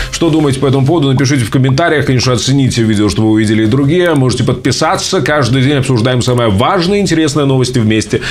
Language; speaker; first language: Russian; native; Russian